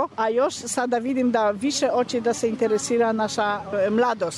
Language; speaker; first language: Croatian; non-native, learner; Polish